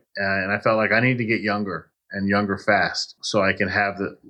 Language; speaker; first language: English; native; English